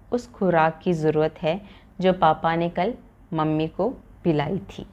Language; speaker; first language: Hindi; non-native, local second language; Malayalam